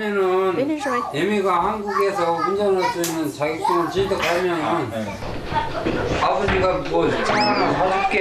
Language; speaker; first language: Korean; native; Korean